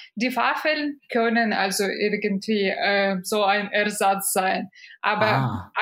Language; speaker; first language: German; non-native, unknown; Russian